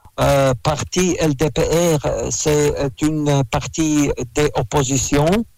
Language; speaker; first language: French; non-native, learner; Russian